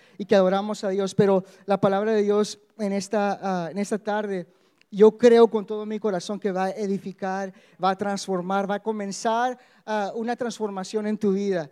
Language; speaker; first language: Spanish; early bilingual, heritage; Spanish